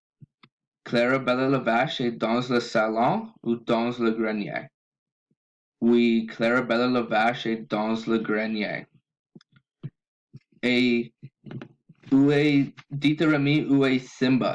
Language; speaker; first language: French; non-native, learner; English